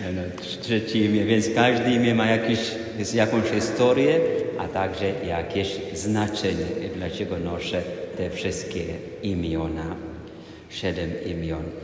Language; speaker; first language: Polish; non-native, fluent; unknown